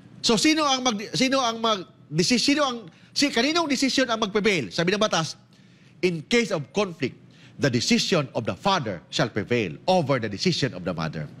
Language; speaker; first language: Filipino; native; Filipino